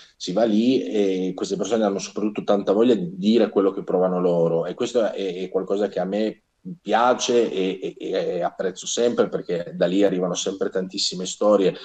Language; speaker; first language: Italian; native; Italian